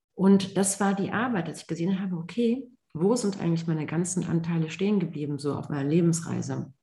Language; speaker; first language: German; native; German